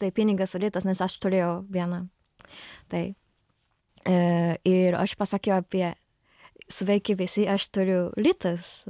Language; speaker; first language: Lithuanian; non-native, learner; Japanese